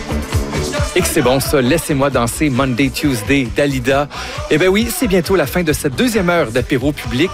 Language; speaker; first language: French; native; French